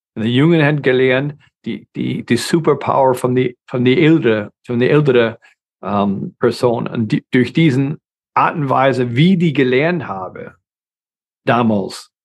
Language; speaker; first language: German; non-native, fluent; English